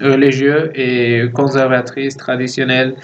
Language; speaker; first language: French; non-native, fluent; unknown